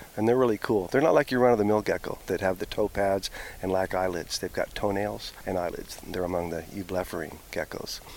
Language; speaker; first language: English; native; English